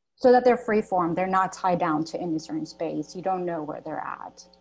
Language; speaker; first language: English; native; English